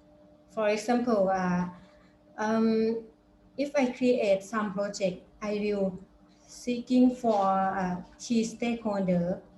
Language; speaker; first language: English; non-native, fluent; Thai